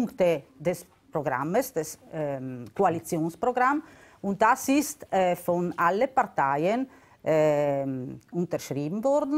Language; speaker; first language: German; non-native, local second language; Italian